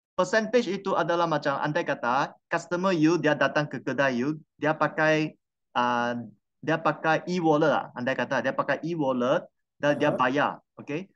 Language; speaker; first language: Malay; non-native, local second language; Chinese